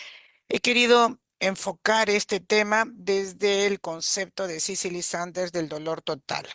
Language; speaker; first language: Spanish; native; Spanish